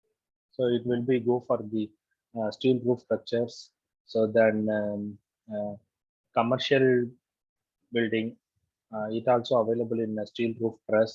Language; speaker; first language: English; non-native, local second language; Tamil